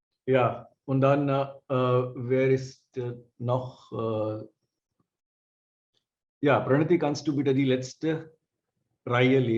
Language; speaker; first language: German; non-native, fluent; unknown